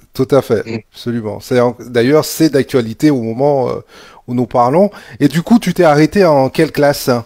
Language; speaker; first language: French; native; French